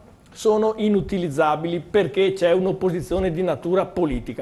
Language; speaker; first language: Italian; native; Italian